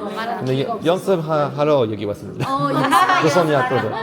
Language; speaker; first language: Korean; non-native, learner; English